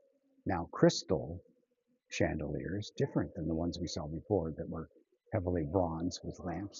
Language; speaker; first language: English; native; English